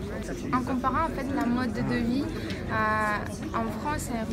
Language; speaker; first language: French; non-native, fluent; Russian